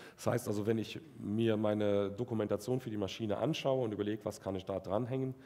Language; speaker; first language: German; native; German